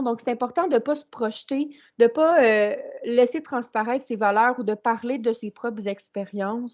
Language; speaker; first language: French; native; French